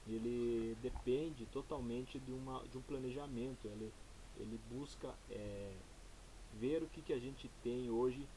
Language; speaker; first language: Portuguese; native; Portuguese